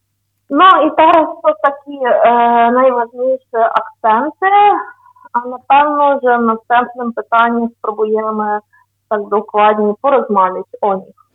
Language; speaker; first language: Polish; non-native, fluent; Ukrainian